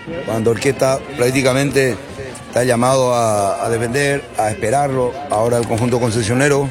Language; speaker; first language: Spanish; native; Spanish